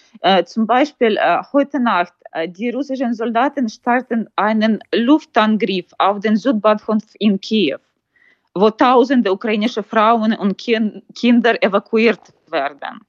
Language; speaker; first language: German; non-native, learner; Ukrainian